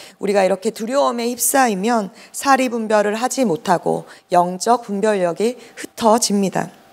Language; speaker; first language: Korean; native; Korean